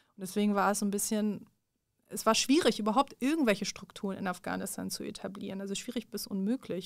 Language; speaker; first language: German; early bilingual, other home language; Persian